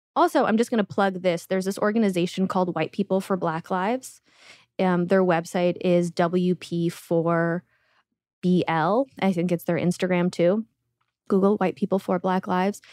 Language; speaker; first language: English; early bilingual, other home language; Russian